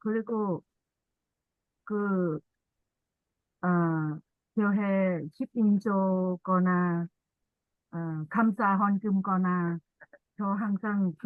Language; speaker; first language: Korean; non-native, learner; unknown